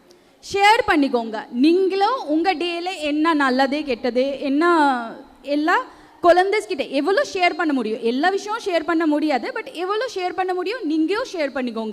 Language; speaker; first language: Tamil; non-native, local second language; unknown